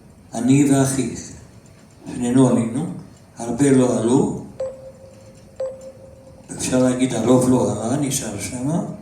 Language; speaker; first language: Hebrew; non-native, fluent; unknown